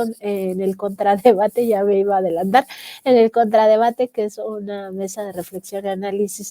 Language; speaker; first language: Spanish; native; Spanish